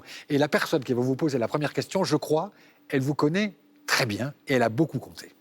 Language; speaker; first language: French; native; French